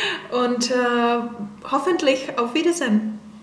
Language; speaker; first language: German; non-native, learner; Czech